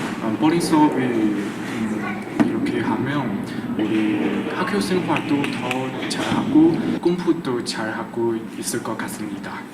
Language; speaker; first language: Korean; non-native, learner; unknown